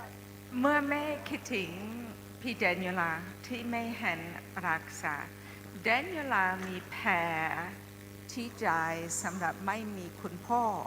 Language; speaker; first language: Thai; non-native, learner; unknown